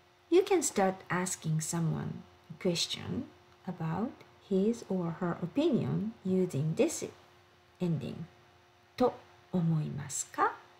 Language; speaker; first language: English; non-native, fluent; Japanese